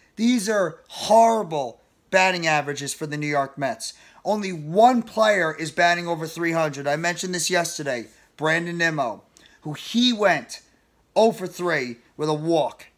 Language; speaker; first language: English; native; English